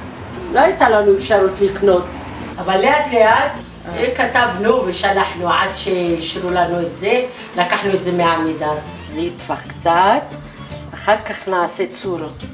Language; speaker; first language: Hebrew; early bilingual, other home language; Arabic